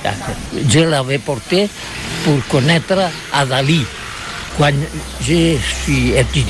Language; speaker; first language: French; non-native, learner; Catalan